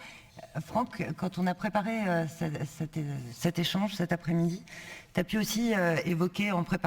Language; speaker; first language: French; native; French